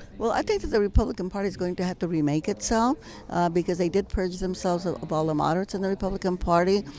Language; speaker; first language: English; early bilingual, other home language; Spanish